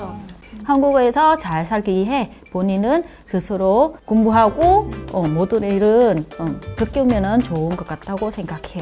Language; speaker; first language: Korean; non-native, learner; Vietnamese